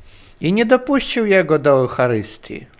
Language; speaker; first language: Polish; non-native, learner; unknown